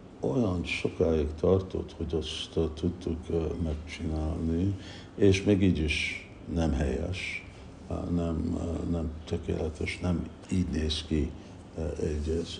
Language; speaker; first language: Hungarian; early bilingual, heritage; Hungarian